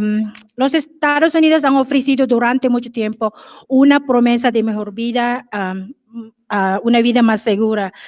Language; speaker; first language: Spanish; non-native, fluent; English